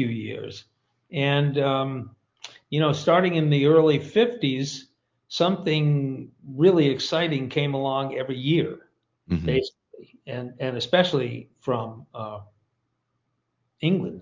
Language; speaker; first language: English; native; English